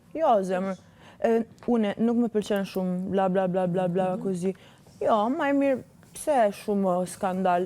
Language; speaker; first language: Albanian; non-native, learner; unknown